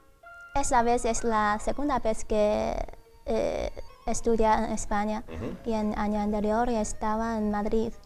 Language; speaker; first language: Spanish; non-native, learner; Chinese